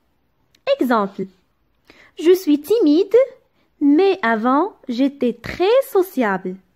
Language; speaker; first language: French; non-native, local second language; Arabic